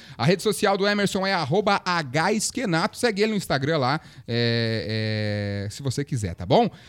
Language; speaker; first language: Portuguese; native; Portuguese